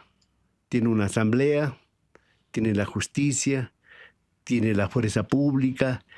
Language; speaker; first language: Spanish; native; Spanish